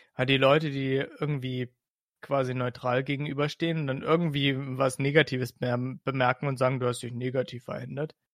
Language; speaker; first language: German; early bilingual, other home language; Slovak